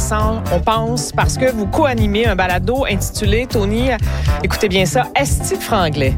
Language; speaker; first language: French; native; French